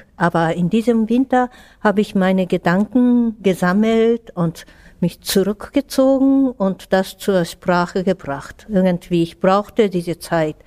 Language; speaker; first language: German; non-native, fluent; Japanese